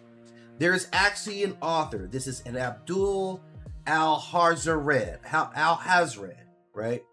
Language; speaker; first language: English; native; English